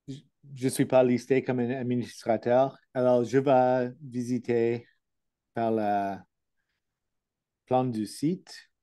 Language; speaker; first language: French; non-native, learner; English